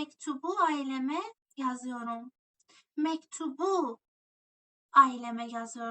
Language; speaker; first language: Turkish; non-native, fluent; Persian